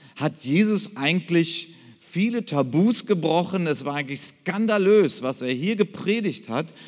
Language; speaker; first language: German; native; German